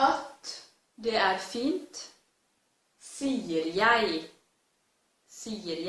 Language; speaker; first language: Norwegian; non-native, learner; English